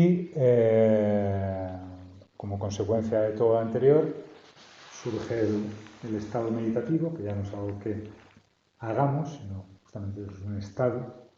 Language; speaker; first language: Spanish; native; Spanish